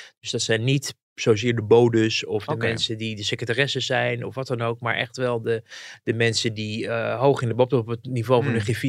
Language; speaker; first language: Dutch; native; Dutch